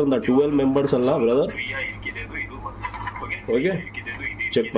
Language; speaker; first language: Tamil; non-native, learner; Kannada